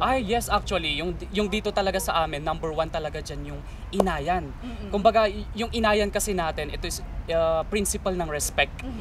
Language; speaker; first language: Filipino; native; Filipino